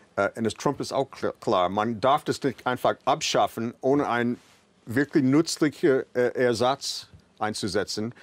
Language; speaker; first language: German; non-native, fluent; English